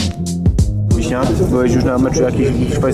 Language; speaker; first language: Polish; native; Polish